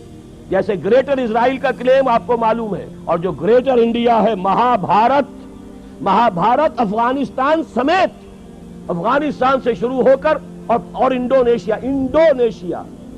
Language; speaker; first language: Urdu; native; Urdu